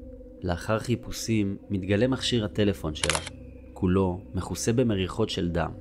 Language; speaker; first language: Hebrew; native; Hebrew